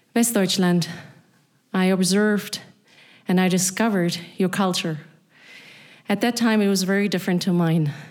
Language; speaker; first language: English; non-native, fluent; German